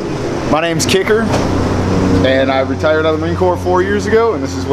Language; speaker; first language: English; native; English